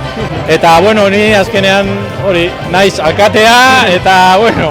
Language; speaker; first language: Basque; non-native, local second language; Spanish